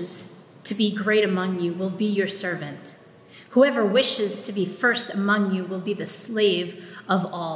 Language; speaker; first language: English; non-native, local second language; Filipino